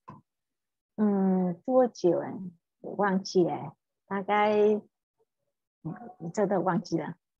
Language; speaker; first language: Chinese; non-native, fluent; Vietnamese